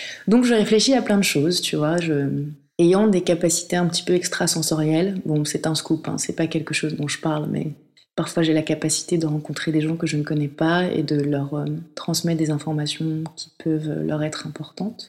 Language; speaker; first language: French; native; French